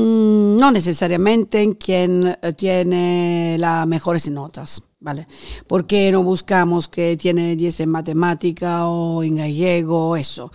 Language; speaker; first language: Spanish; non-native, fluent; Italian